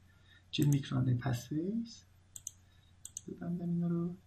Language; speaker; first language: Persian; native; Persian